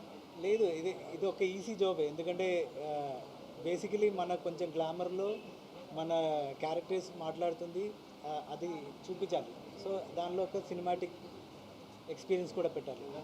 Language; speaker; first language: Telugu; non-native, fluent; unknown